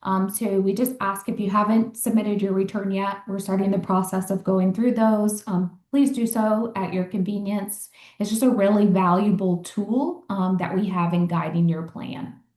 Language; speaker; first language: English; native; English